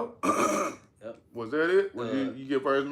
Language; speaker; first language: English; native; English